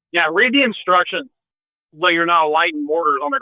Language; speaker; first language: English; native; English